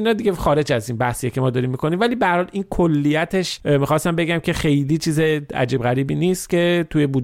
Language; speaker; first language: Persian; native; Persian